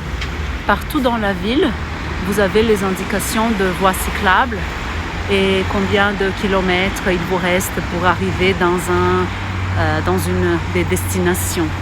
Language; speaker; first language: French; non-native, fluent; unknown